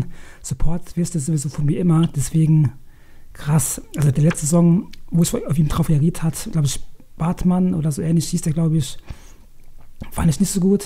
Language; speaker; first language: German; native; German